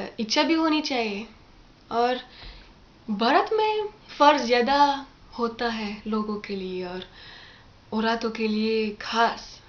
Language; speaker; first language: Hindi; non-native, fluent; French